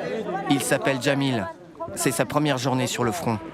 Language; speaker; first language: French; native; French